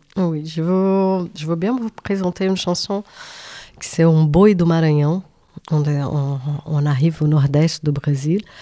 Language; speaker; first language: French; non-native, fluent; Portuguese